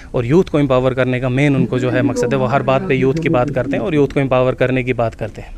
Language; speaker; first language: Hindi; native; Hindi